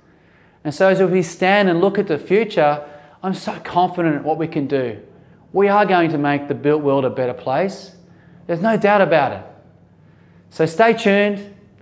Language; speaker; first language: English; native; English